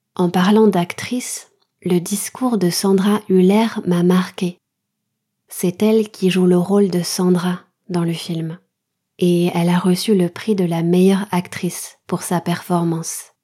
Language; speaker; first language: French; native; French